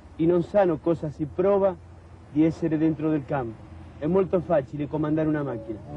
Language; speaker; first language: Italian; non-native, fluent; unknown